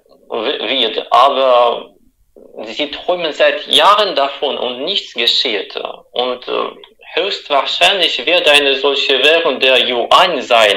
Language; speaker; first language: German; non-native, fluent; Russian